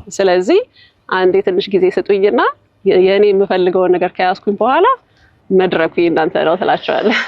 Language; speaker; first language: Amharic; native; Amharic